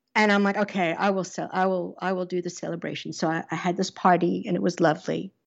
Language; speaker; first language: English; native; English